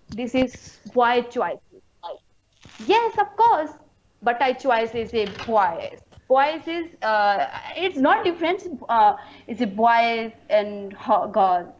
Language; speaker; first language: English; non-native, learner; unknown